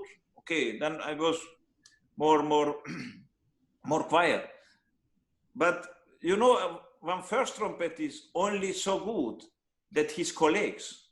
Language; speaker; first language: English; non-native, learner; Hungarian